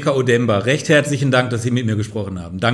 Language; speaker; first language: German; native; German